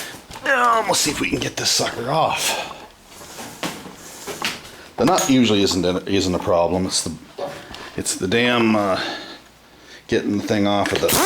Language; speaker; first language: English; native; English